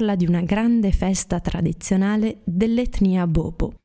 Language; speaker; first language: Italian; native; Italian